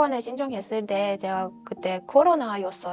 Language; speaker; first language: Korean; non-native, fluent; Persian